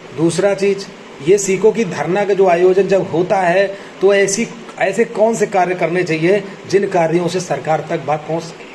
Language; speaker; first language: Hindi; native; Hindi